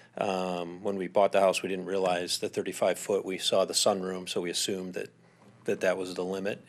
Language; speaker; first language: English; native; English